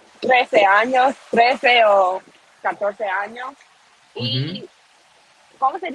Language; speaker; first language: Spanish; non-native, learner; English